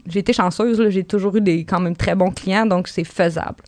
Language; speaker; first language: French; native; French